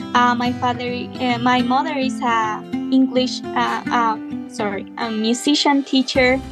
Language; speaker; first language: English; non-native, fluent; Spanish